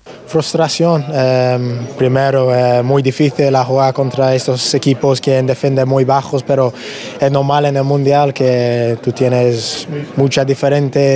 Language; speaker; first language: Spanish; non-native, learner; English